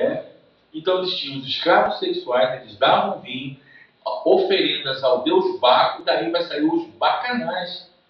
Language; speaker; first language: Portuguese; native; Portuguese